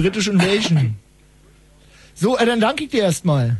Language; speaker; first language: German; native; German